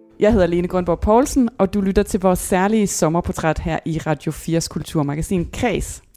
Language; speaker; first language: Danish; native; Danish